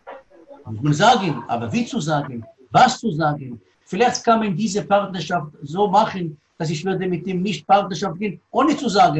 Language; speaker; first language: German; non-native, learner; Hebrew